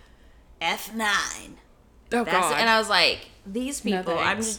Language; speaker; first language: English; native; English